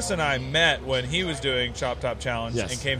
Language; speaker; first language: English; native; English